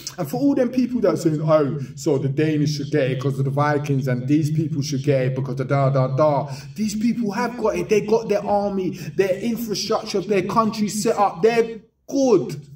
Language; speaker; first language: English; native; English